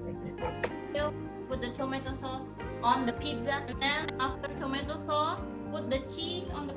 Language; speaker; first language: English; non-native, learner; Indonesian